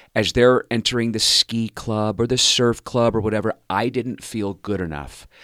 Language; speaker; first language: English; native; English